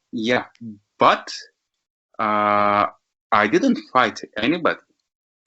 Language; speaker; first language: English; non-native, learner; Turkish